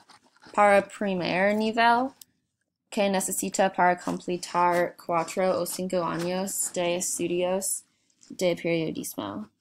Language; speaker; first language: Spanish; non-native, learner; English